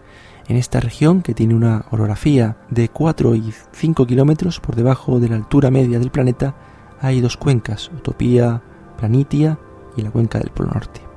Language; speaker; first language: Spanish; native; Spanish